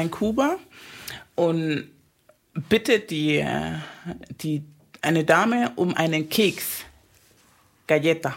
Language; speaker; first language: German; non-native, fluent; Spanish